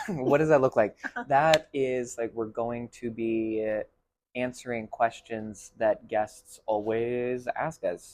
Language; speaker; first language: English; native; English